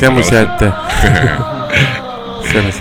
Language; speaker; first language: Italian; non-native, learner; Arabic